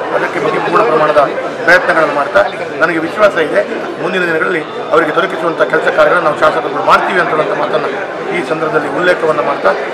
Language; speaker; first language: Kannada; non-native, local second language; Konkani